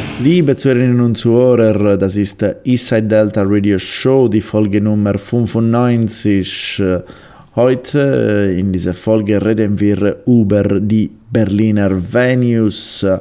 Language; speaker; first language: German; non-native, learner; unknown